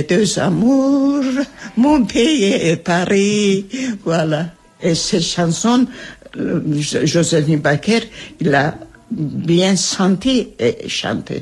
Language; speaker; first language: French; non-native, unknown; Armenian